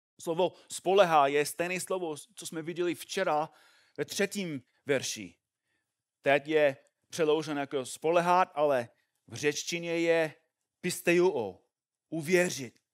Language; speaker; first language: Czech; non-native, fluent; English